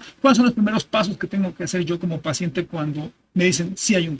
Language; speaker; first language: Spanish; native; Spanish